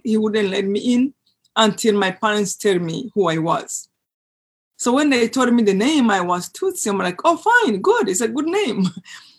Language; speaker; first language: English; non-native, local second language; Kinyarwanda